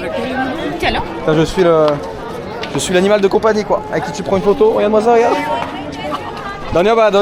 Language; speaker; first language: French; native; French